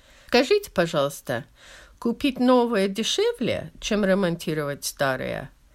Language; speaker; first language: Russian; non-native, fluent; English